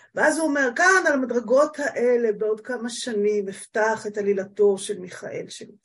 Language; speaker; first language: Hebrew; native; Hebrew